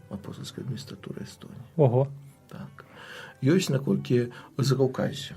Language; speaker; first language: Belarusian; native; Belarusian